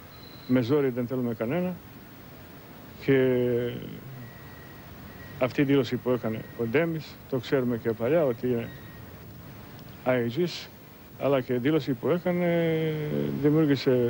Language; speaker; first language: Greek; non-native, fluent; Serbian